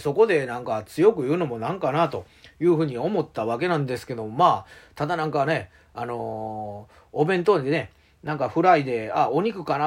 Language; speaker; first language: Japanese; native; Japanese